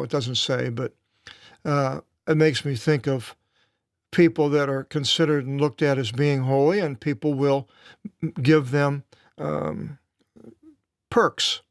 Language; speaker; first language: English; native; English